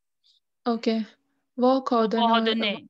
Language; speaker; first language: French; non-native, learner; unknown